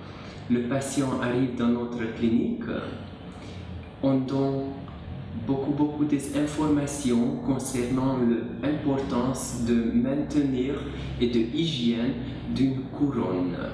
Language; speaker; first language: French; non-native, fluent; Hungarian